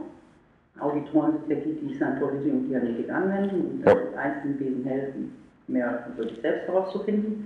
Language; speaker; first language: German; native; German